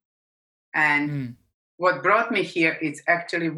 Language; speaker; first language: English; non-native, fluent; Serbian